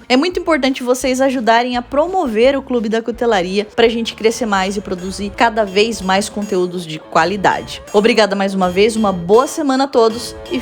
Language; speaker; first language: Portuguese; native; Portuguese